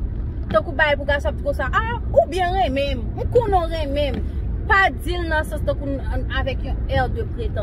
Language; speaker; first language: French; non-native, local second language; Haitian Creole